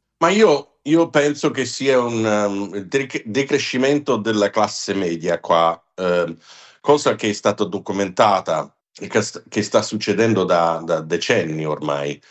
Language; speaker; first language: Italian; non-native, fluent; English